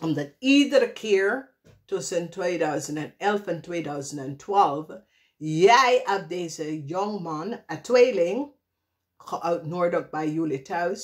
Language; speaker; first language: Dutch; non-native, fluent; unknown